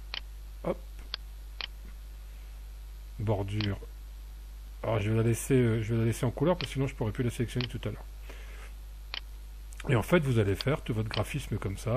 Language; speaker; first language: French; native; French